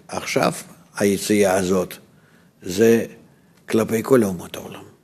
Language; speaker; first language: Hebrew; non-native, fluent; Russian